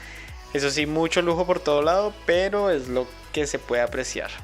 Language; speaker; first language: Spanish; native; Spanish